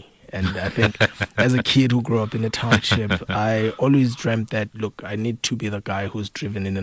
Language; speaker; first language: English; non-native, local second language; North Ndebele